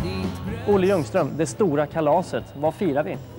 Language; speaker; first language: Swedish; native; Swedish